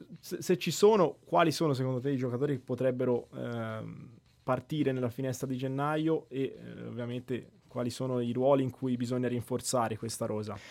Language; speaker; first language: Italian; native; Italian